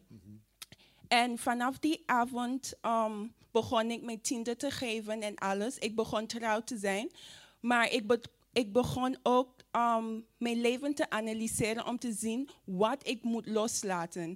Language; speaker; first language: Dutch; non-native, fluent; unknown